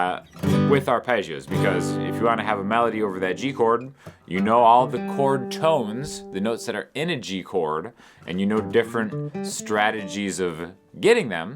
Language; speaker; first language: English; native; English